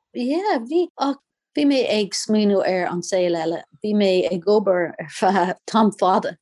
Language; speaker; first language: Irish; non-native, local second language; English